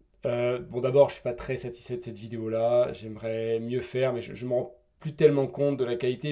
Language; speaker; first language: French; native; French